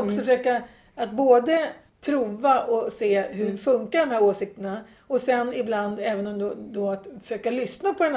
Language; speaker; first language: Swedish; native; Swedish